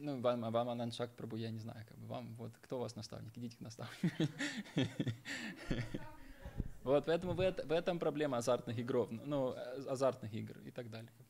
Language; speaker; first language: Russian; native; Russian